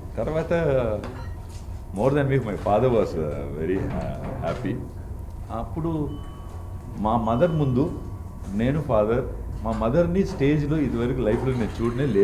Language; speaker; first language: Telugu; non-native, fluent; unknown